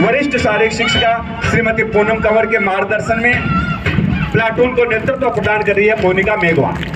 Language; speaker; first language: Hindi; native; Hindi